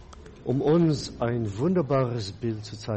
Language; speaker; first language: German; non-native, fluent; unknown